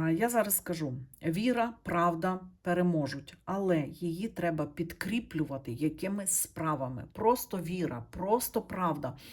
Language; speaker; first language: Ukrainian; non-native, local second language; Russian